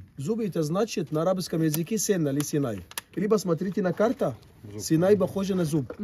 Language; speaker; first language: Russian; non-native, fluent; Arabic